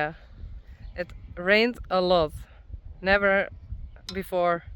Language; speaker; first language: English; non-native, learner; Western Frisian